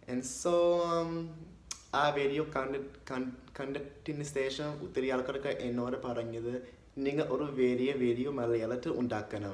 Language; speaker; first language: Malayalam; non-native, learner; English